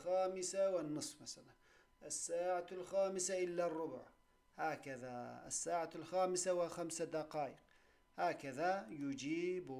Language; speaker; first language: Arabic; non-native, fluent; Turkish